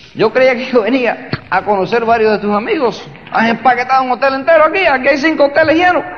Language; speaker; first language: Spanish; early bilingual, heritage; Spanish